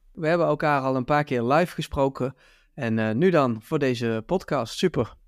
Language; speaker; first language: Dutch; native; Dutch